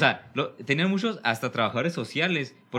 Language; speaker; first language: Spanish; native; Spanish